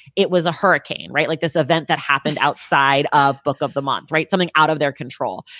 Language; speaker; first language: English; native; English